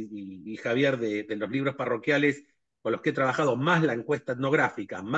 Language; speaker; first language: Spanish; native; Spanish